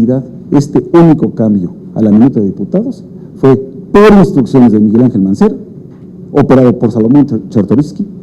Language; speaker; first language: Spanish; native; Spanish